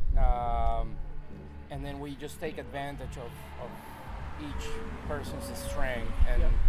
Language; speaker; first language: English; non-native, fluent; Spanish